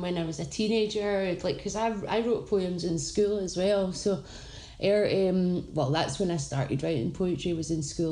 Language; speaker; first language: English; native; English